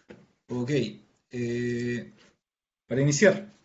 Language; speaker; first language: Spanish; native; Spanish